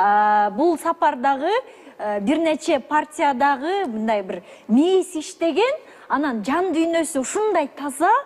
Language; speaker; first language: Kyrgyz; native; Kyrgyz